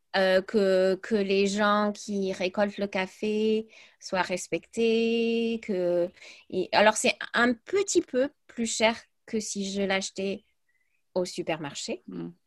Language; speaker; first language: French; early bilingual, other home language; English